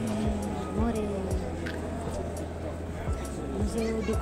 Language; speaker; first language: Italian; non-native, learner; Russian